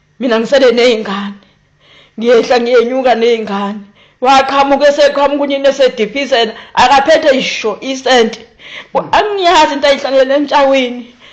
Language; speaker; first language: Zulu; native; Zulu